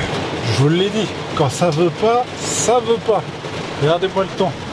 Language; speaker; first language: French; native; French